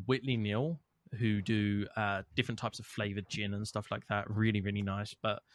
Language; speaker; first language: English; native; English